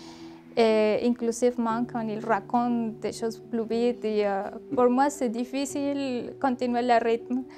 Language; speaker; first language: French; non-native, learner; Spanish